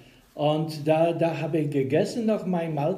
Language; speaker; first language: German; non-native, learner; Polish